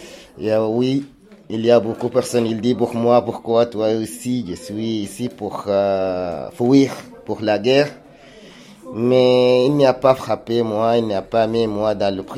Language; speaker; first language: French; non-native, learner; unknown